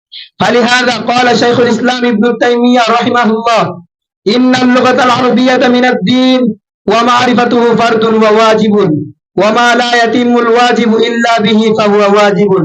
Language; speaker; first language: Arabic; non-native, learner; Bangla